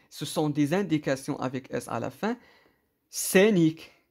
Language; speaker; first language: French; non-native, local second language; Arabic